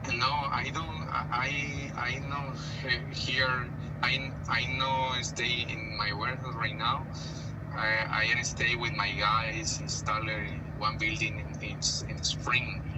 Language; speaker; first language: English; non-native, learner; Spanish